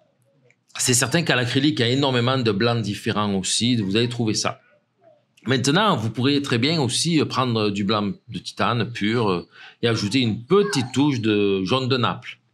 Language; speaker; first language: French; native; French